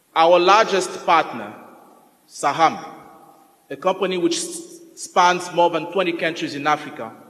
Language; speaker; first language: English; non-native, fluent; French